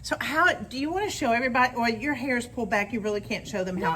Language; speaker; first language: English; native; English